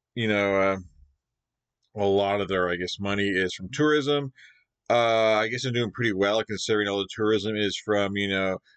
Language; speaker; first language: English; native; English